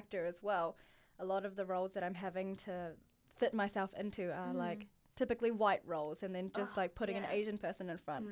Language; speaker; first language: English; native; English